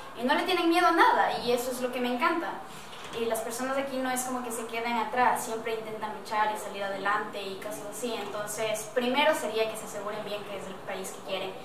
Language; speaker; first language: Spanish; native; Spanish